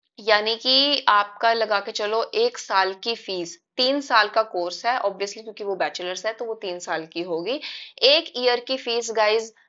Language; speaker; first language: Hindi; native; Hindi